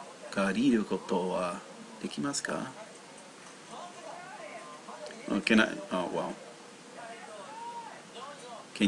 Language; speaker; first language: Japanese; non-native, learner; English